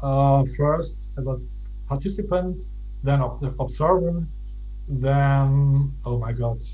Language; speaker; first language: English; non-native, fluent; German